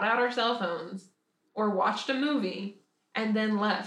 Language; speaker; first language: English; native; English